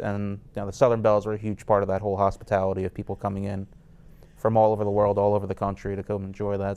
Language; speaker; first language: English; native; English